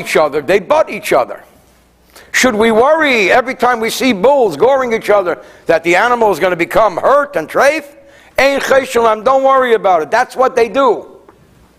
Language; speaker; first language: English; native; English